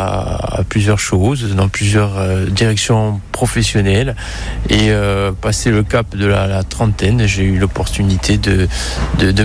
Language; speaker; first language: French; native; French